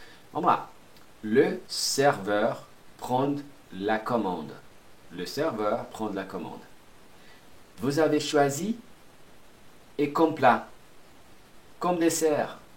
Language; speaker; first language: French; non-native, fluent; Portuguese